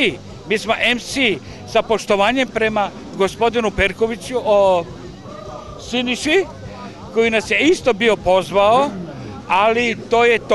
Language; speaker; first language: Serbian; early bilingual, heritage; Serbian